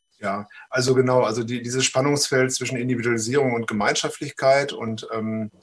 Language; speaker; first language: German; native; German